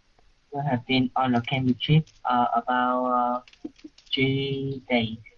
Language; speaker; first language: English; non-native, learner; Vietnamese